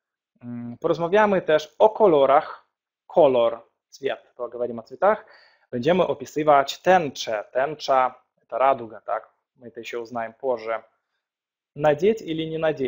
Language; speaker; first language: Polish; non-native, fluent; Russian